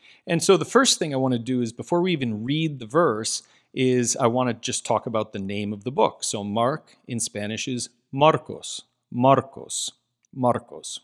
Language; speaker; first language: English; native; English